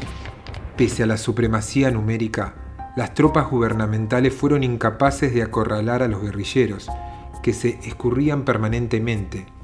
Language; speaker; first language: Spanish; native; Spanish